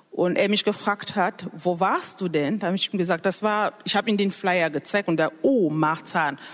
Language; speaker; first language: German; non-native, fluent; French